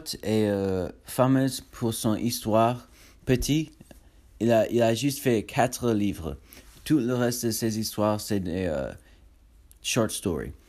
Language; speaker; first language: French; non-native, learner; English